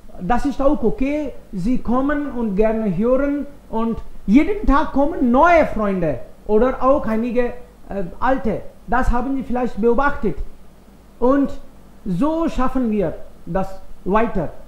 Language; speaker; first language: German; non-native, fluent; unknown